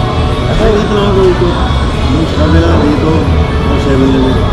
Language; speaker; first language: Filipino; non-native, learner; Punjabi